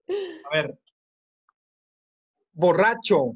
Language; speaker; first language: Spanish; native; Spanish